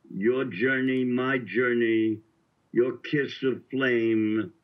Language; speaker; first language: English; native; English